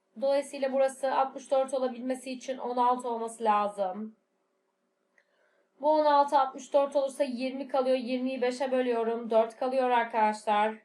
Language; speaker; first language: Turkish; native; Turkish